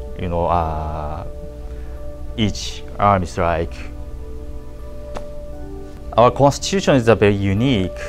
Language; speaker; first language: English; non-native, learner; Japanese